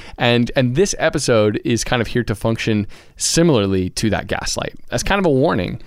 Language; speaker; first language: English; native; English